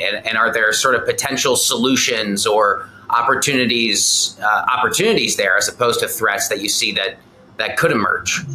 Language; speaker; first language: English; native; English